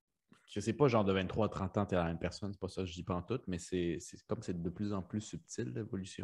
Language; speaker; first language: French; early bilingual, other home language; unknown